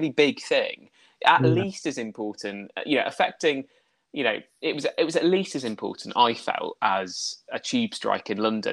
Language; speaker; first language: English; native; English